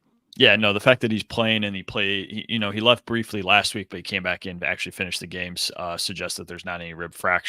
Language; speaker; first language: English; native; English